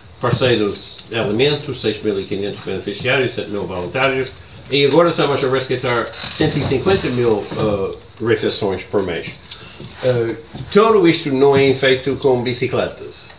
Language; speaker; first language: Portuguese; non-native, learner; English